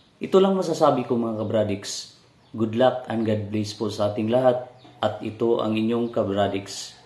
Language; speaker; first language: Filipino; non-native, local second language; Cebuano